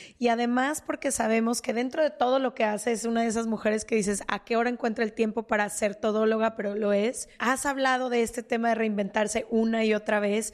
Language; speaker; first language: Spanish; native; Spanish